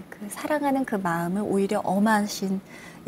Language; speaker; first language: Korean; native; Korean